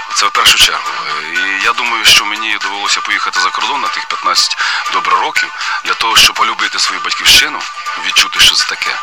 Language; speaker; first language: Ukrainian; native; Ukrainian